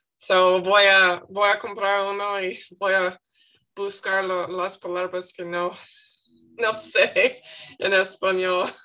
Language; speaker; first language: Spanish; non-native, learner; English